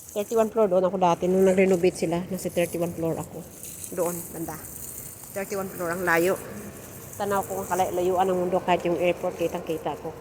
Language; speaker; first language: Filipino; non-native, local second language; Cebuano